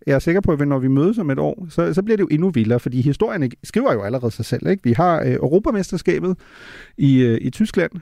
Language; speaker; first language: Danish; native; Danish